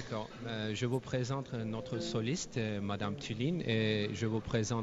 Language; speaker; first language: French; non-native, fluent; Turkish